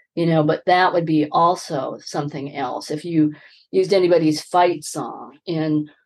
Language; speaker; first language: English; native; English